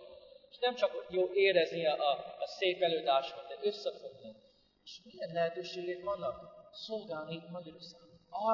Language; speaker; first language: Hungarian; non-native, fluent; English